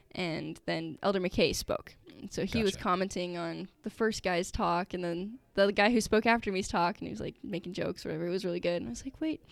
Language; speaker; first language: English; native; English